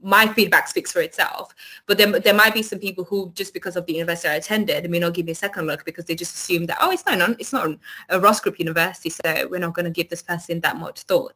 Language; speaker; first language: English; non-native, local second language; Yoruba